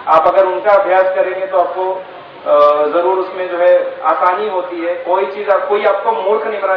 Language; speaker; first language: Hindi; non-native, local second language; Marathi